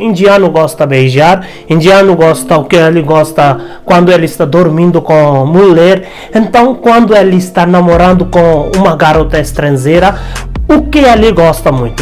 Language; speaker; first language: Portuguese; non-native, learner; Hindi